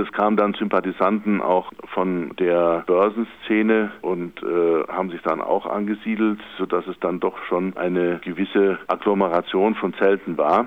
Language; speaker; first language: German; native; German